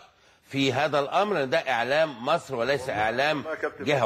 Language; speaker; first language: Arabic; native; Arabic